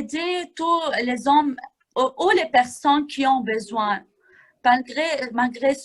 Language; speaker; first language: French; non-native, fluent; Arabic